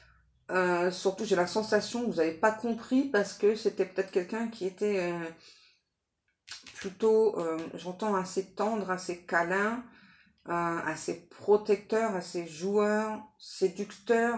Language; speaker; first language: French; native; French